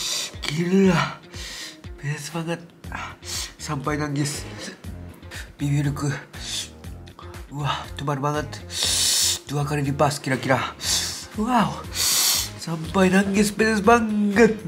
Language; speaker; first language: Indonesian; non-native, learner; Japanese